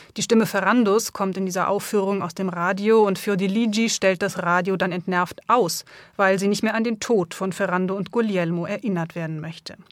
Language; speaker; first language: German; native; German